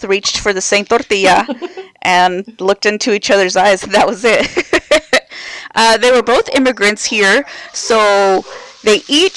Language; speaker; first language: English; early bilingual, other home language; Spanish